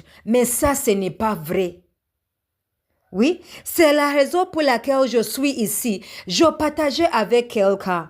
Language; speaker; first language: French; non-native, learner; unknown